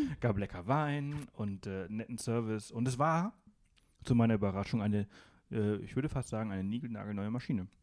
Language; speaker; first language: German; non-native, fluent; Spanish